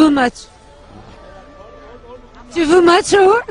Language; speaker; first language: French; non-native, learner; Arabic